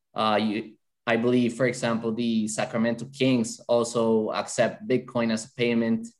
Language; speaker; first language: English; non-native, fluent; Spanish